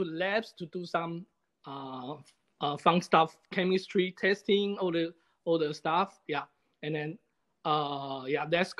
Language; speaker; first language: English; non-native, fluent; Chinese